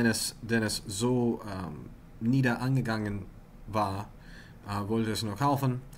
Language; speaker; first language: German; non-native, learner; English